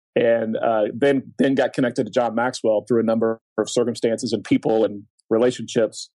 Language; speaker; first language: English; native; English